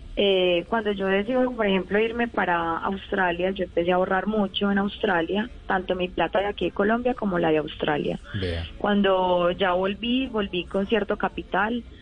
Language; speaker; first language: Spanish; native; Spanish